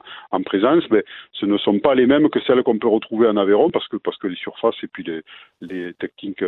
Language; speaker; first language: French; native; French